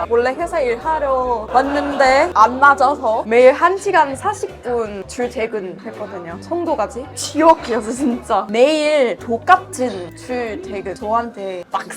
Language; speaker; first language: Korean; non-native, fluent; English